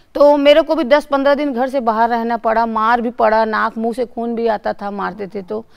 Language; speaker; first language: Hindi; native; Hindi